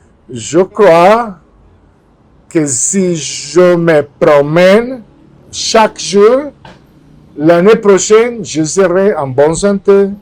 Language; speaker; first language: French; non-native, fluent; Spanish